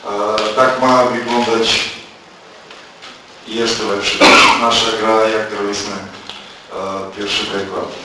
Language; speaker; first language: Polish; non-native, fluent; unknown